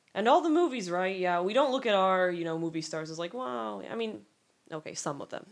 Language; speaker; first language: English; non-native, fluent; Polish